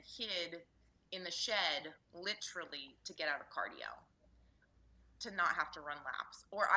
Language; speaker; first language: English; native; English